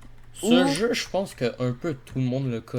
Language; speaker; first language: French; native; French